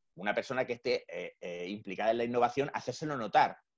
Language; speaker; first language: Spanish; native; Spanish